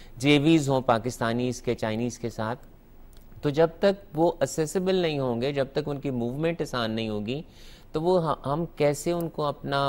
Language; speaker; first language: Urdu; native; Urdu